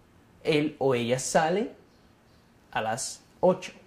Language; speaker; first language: Spanish; non-native, fluent; Portuguese